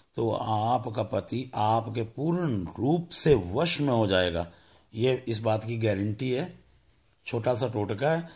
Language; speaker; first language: Hindi; non-native, local second language; Punjabi